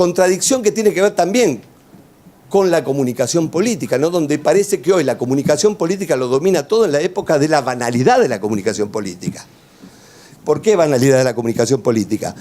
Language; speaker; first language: Spanish; native; Spanish